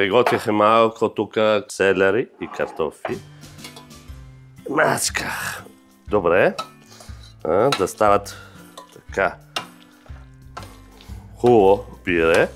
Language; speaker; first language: Bulgarian; non-native, fluent; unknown